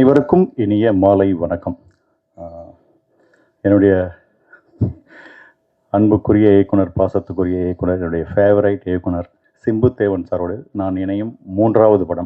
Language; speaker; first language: Tamil; native; Tamil